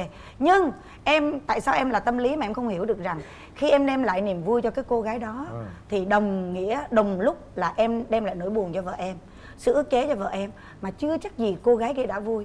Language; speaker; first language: Vietnamese; native; Vietnamese